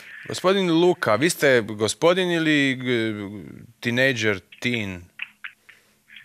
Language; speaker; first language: Croatian; native; Croatian